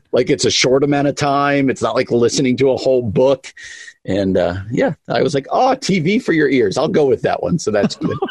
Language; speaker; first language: English; native; English